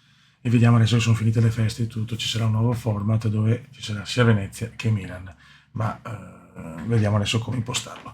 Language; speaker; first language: Italian; native; Italian